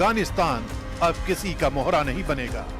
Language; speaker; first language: Hindi; native; Hindi